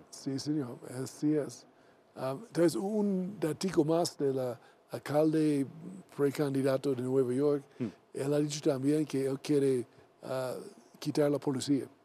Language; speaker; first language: Spanish; non-native, learner; English